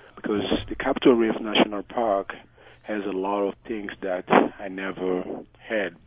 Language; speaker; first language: English; non-native, fluent; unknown